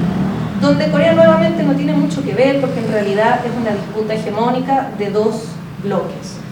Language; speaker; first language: Spanish; native; Spanish